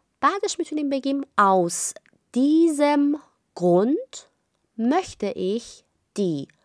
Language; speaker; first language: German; non-native, fluent; Persian